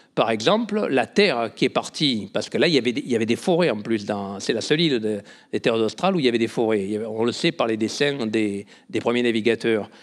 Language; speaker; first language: French; native; French